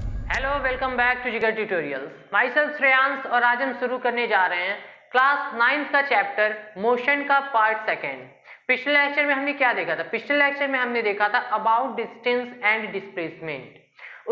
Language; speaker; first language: Hindi; native; Hindi